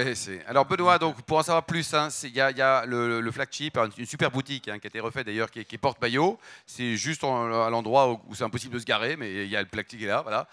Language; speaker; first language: French; native; French